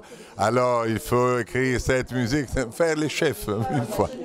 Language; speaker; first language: French; non-native, fluent; Italian